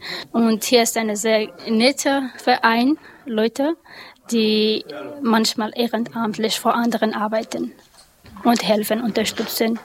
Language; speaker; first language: German; non-native, learner; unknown